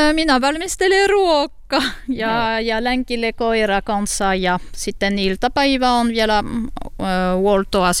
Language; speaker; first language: Finnish; non-native, learner; French